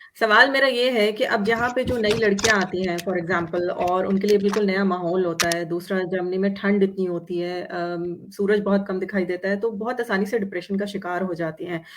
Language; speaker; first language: Urdu; native; Urdu